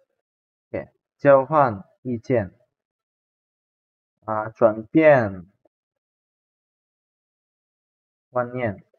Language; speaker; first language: Chinese; non-native, fluent; Indonesian